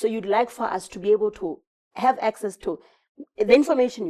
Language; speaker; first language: English; non-native, local second language; Southern Sotho